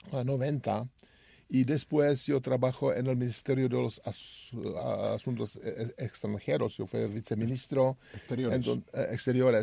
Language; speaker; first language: Spanish; non-native, learner; Czech